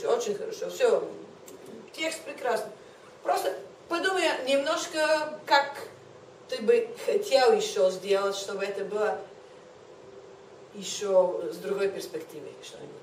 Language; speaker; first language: Russian; non-native, fluent; Bulgarian